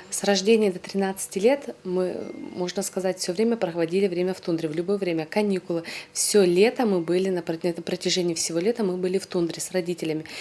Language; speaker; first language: Russian; non-native, local second language; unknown